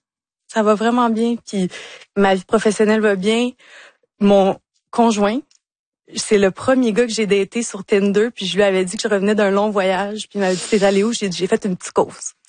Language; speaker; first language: French; native; French